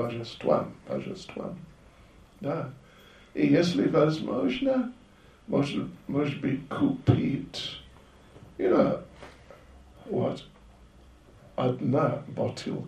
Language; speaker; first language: Russian; non-native, learner; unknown